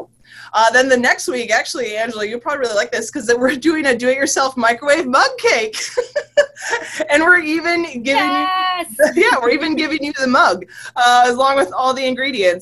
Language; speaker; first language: English; native; English